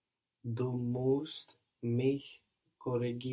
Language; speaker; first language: German; non-native, learner; English